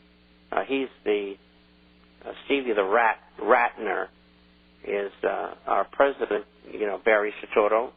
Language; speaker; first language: English; native; English